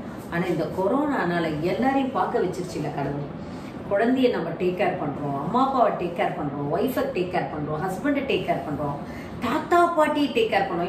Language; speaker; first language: Tamil; native; Tamil